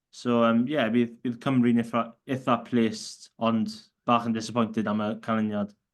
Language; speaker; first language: Welsh; native; Welsh